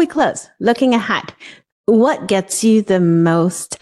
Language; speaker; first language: English; non-native, local second language; Cantonese